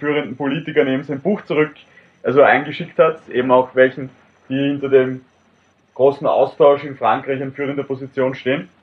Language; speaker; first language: German; native; German